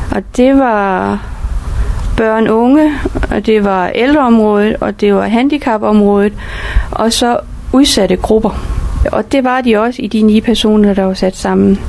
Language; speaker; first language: Danish; native; Danish